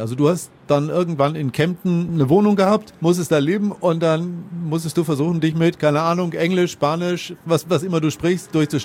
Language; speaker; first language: German; native; German